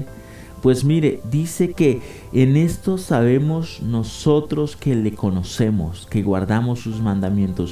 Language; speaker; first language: Spanish; native; Spanish